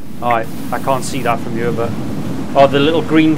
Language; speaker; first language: English; native; English